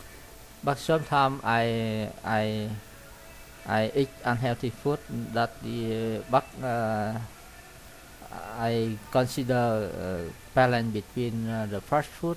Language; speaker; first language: English; non-native, learner; Vietnamese